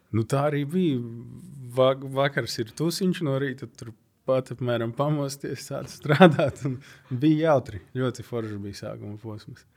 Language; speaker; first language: Latvian; native; Latvian